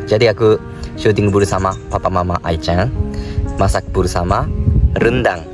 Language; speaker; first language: Indonesian; non-native, fluent; Japanese